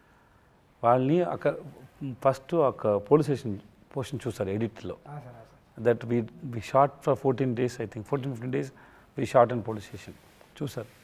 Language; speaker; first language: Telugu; non-native, learner; Tamil